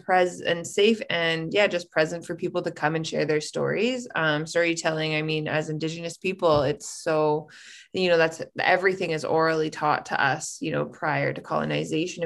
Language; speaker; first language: English; native; English